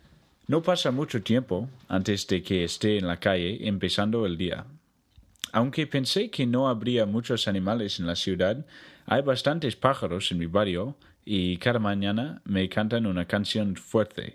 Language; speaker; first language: Spanish; non-native, learner; English